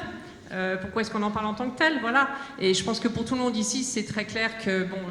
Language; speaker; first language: French; native; French